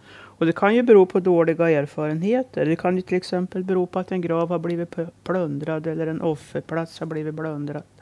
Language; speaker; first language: Swedish; native; Swedish